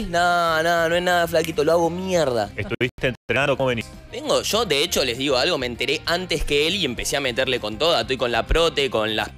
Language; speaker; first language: Spanish; native; Spanish